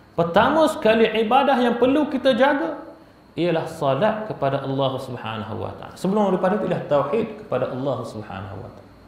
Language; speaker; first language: Malay; native; Malay